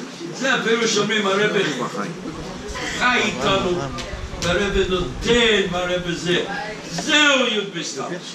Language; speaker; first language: Hebrew; non-native, fluent; English